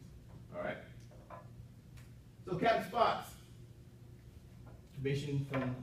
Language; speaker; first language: English; native; English